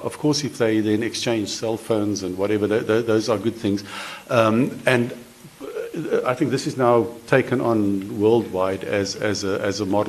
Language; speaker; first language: English; non-native, local second language; Afrikaans